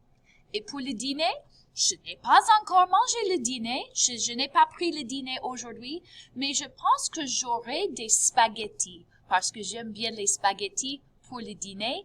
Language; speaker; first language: French; non-native, fluent; English